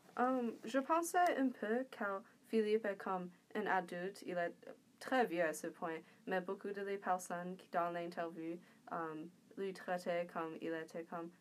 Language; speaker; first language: French; non-native, learner; English